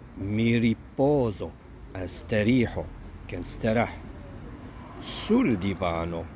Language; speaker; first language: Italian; non-native, fluent; Arabic